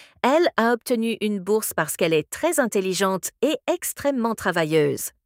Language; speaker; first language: French; native; French